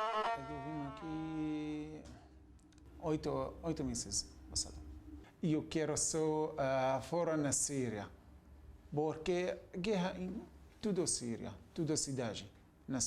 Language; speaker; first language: Portuguese; non-native, learner; Arabic